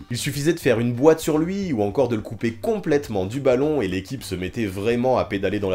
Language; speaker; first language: French; native; French